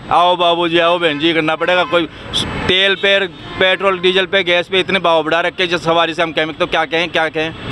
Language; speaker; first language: Hindi; native; Hindi